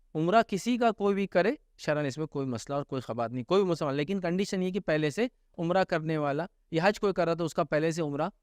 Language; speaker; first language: Urdu; native; Urdu